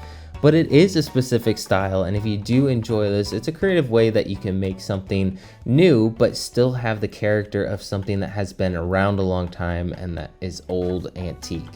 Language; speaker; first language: English; native; English